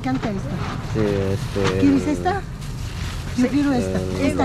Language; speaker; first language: Spanish; non-native, learner; Filipino